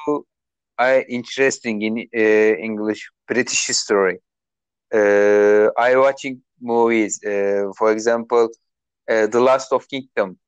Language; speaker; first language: English; non-native, learner; Turkish